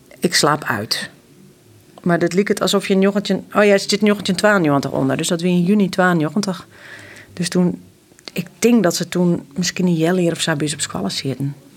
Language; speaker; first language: Dutch; non-native, local second language; Western Frisian